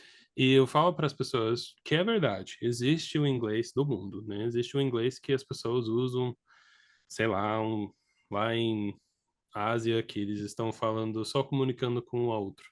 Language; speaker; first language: Portuguese; non-native, fluent; English